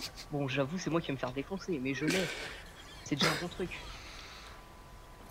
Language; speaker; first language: French; native; French